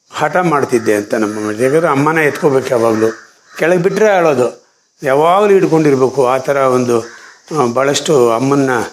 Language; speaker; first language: Kannada; non-native, local second language; Konkani